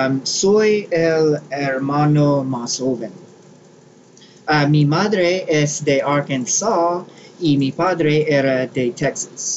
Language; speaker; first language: Spanish; non-native, learner; English